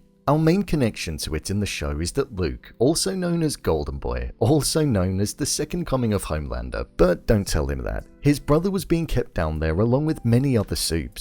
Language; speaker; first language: English; native; English